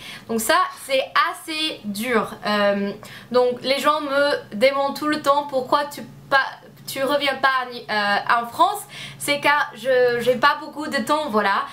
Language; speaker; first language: French; non-native, learner; English